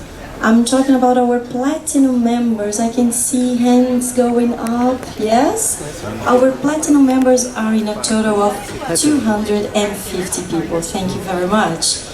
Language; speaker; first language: English; non-native, fluent; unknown